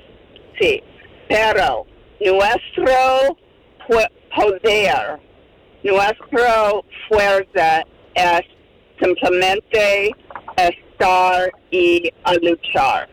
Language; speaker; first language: Spanish; non-native, fluent; English